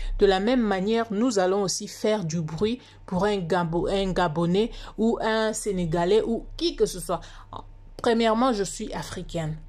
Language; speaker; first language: French; non-native, local second language; Lingala